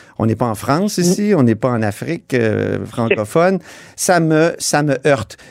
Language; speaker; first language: French; native; French